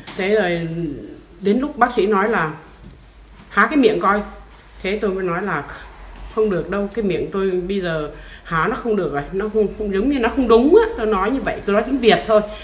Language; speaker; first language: Vietnamese; non-native, local second language; Tày